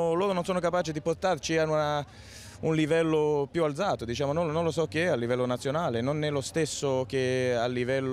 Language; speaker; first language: Italian; early bilingual, heritage; Italian